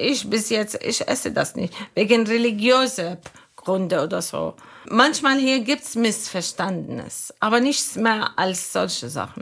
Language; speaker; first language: German; non-native, learner; Arabic